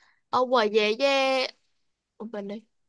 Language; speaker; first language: Chinese; non-native, fluent; Vietnamese